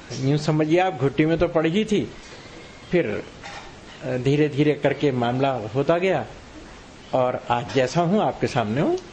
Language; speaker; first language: Urdu; native; Urdu